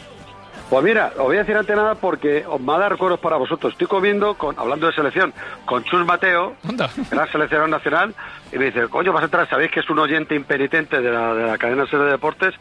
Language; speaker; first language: Spanish; native; Spanish